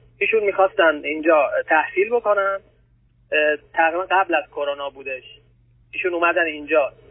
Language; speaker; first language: Persian; early bilingual, other home language; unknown